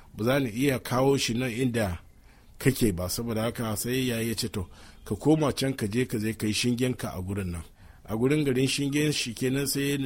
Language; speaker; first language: Hausa; non-native, local second language; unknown